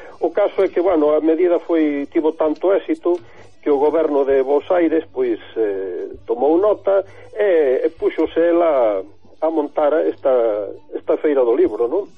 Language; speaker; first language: Galician; native; Galician